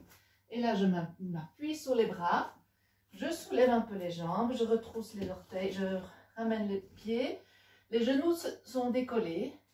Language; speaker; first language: French; native; French